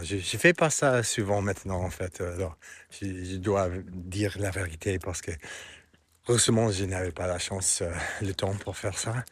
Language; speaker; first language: French; non-native, fluent; English